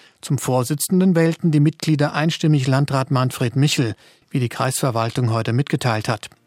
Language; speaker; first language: German; native; German